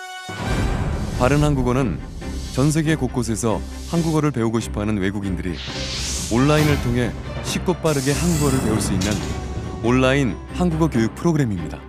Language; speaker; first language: Korean; native; Korean